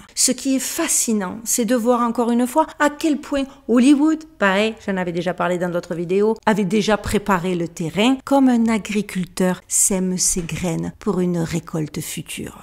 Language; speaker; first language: French; native; French